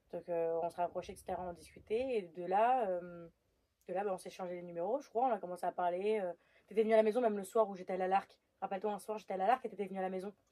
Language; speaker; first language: French; early bilingual, other home language; Spanish